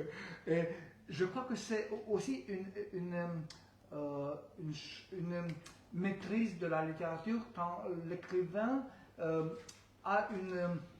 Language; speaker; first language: French; non-native, fluent; Romanian